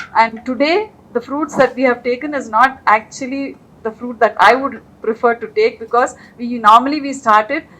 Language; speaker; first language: English; non-native, local second language; Telugu